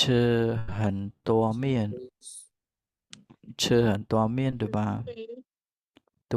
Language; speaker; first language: Chinese; non-native, fluent; Khmer